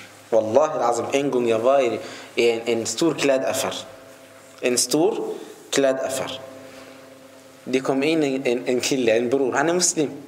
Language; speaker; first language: Swedish; non-native, fluent; Arabic